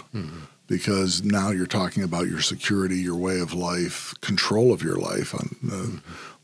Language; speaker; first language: English; native; English